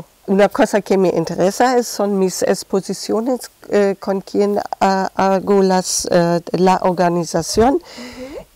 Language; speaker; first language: Spanish; non-native, fluent; German